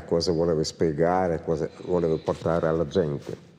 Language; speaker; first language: Italian; non-native, fluent; Russian